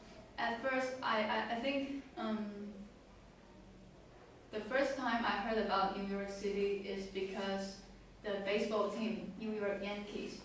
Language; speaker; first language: English; non-native, learner; Chinese